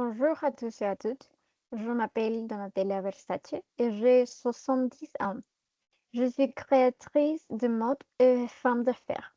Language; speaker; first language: French; non-native, fluent; Spanish